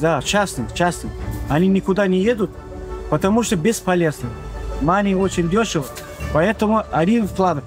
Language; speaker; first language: Russian; native; Russian